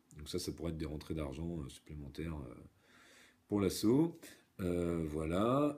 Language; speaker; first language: French; native; French